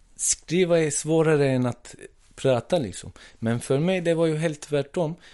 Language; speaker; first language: Swedish; non-native, fluent; Turkish